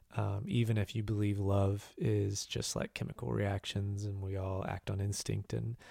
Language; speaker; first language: English; native; English